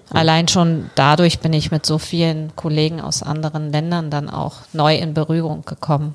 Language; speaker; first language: German; early bilingual, other home language; Bulgarian